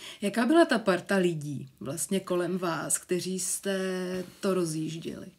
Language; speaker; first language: Czech; native; Czech